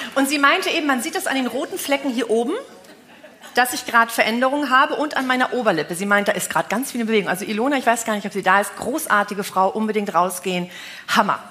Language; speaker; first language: German; native; German